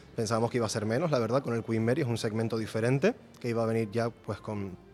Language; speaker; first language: Spanish; native; Spanish